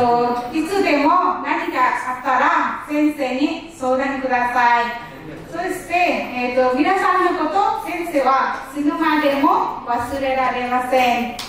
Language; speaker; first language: Japanese; non-native, fluent; Nepali